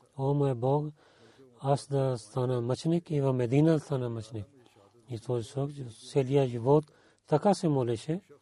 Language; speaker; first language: Bulgarian; non-native, learner; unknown